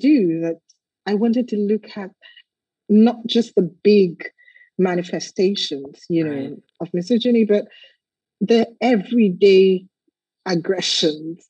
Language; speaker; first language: English; non-native, local second language; Yoruba